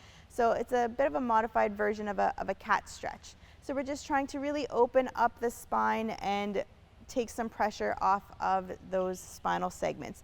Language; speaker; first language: English; native; English